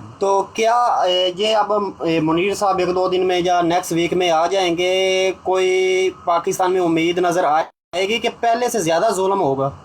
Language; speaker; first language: Urdu; non-native, local second language; Punjabi